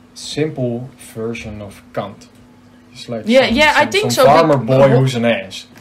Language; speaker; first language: English; non-native, fluent; Dutch